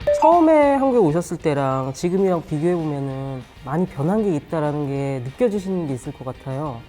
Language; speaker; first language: Korean; native; Korean